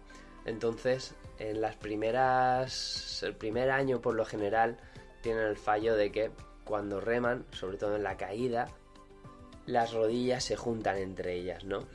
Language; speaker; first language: Spanish; native; Spanish